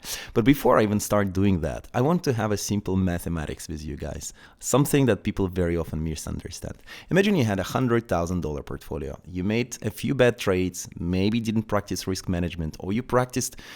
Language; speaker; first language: English; non-native, fluent; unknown